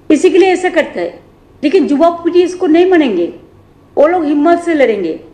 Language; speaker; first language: Hindi; non-native, local second language; Bangla